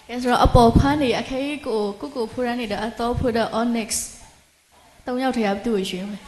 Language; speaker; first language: Burmese; non-native, local second language; S'gaw Karen